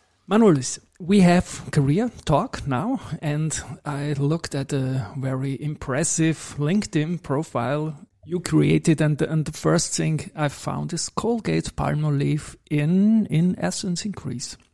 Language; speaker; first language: English; non-native, fluent; German